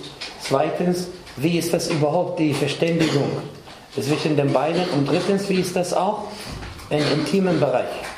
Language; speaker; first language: German; non-native, fluent; Arabic